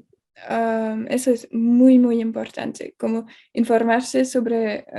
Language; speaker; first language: Spanish; non-native, fluent; French